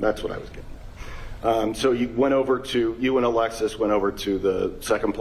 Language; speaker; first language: English; native; English